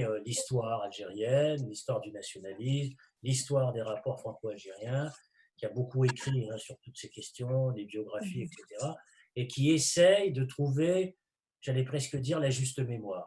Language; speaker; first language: French; native; French